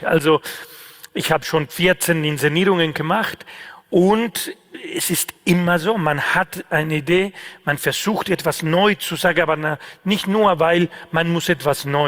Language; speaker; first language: German; non-native, fluent; Spanish